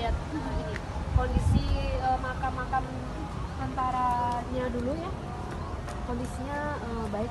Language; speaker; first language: Indonesian; native; Indonesian